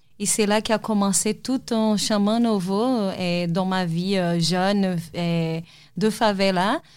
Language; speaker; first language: French; non-native, fluent; Portuguese